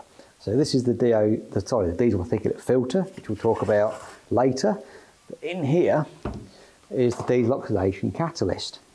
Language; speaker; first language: English; native; English